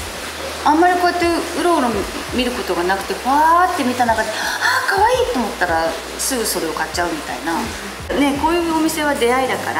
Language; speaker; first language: Japanese; native; Japanese